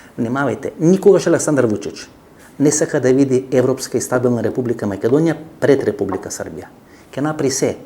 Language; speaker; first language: Macedonian; native; Macedonian